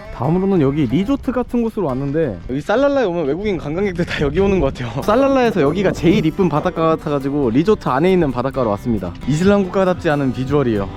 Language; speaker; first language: Korean; native; Korean